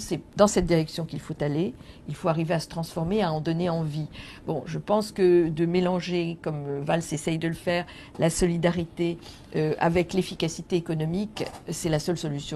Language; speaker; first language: French; native; French